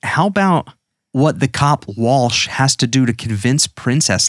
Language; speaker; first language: English; native; English